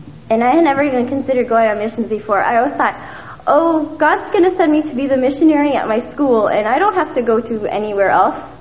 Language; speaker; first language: English; early bilingual, other home language; Min Nan Chinese